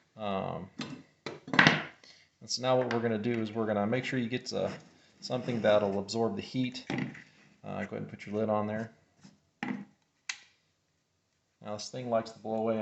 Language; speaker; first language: English; native; English